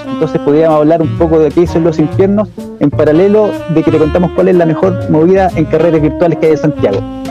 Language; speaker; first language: Spanish; native; Spanish